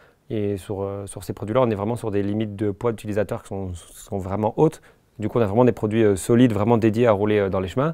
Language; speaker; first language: French; native; French